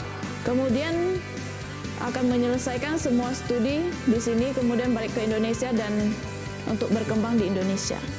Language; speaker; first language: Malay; non-native, local second language; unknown